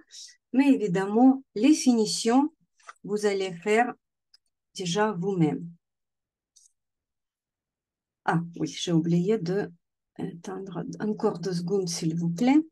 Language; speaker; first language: French; non-native, fluent; Russian